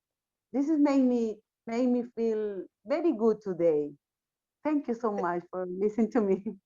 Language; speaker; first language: English; non-native, learner; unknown